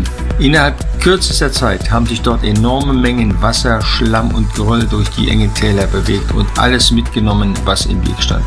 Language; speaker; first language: German; native; German